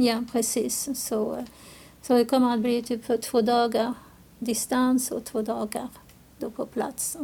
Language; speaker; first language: Swedish; non-native, fluent; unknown